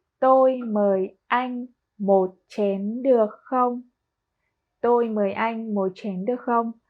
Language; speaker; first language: Vietnamese; non-native, fluent; Korean